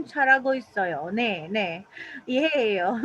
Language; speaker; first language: Korean; non-native, learner; English